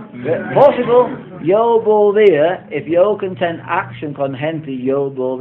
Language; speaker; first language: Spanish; non-native, learner; English